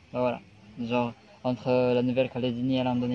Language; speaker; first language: French; non-native, learner; Indonesian